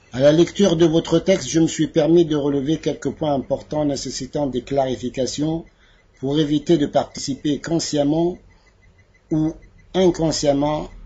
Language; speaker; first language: French; non-native, local second language; Arabic